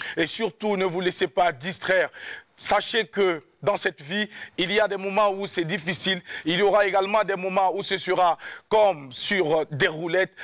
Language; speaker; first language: French; non-native, local second language; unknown